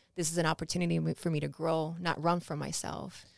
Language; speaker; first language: English; early bilingual, other home language; Spanish